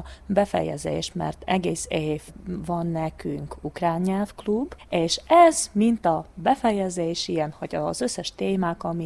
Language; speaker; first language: Hungarian; non-native, local second language; Ukrainian